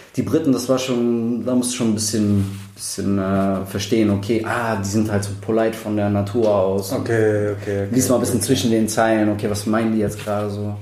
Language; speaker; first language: German; native; German